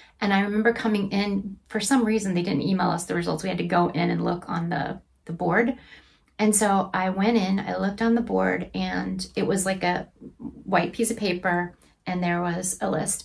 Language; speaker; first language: English; native; English